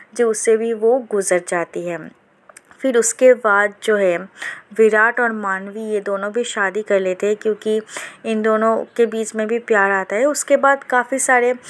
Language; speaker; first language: Hindi; non-native, local second language; Bangla